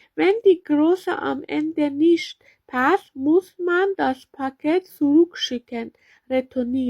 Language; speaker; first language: German; non-native, learner; Persian